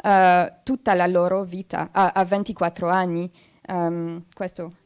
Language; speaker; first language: Italian; non-native, fluent; French